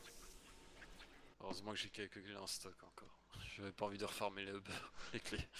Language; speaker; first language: French; native; French